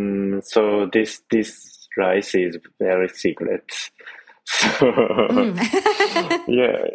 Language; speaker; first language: English; non-native, learner; Japanese